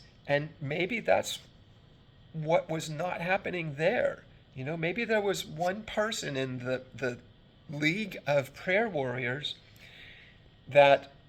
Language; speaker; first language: English; native; English